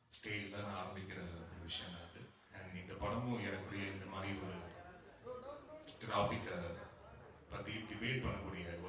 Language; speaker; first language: Tamil; native; Tamil